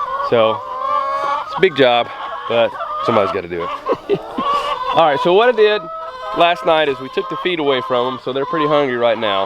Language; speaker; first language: English; native; English